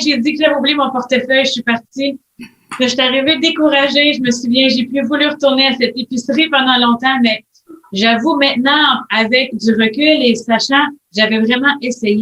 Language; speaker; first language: French; native; French